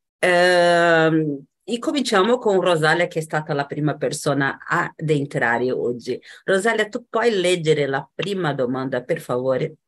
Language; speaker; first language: Italian; non-native, fluent; Portuguese